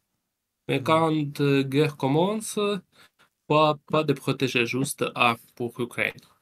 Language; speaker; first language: French; non-native, learner; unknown